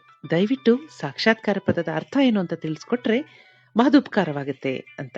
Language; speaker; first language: Kannada; native; Kannada